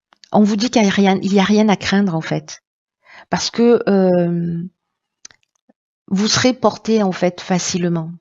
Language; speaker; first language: French; native; French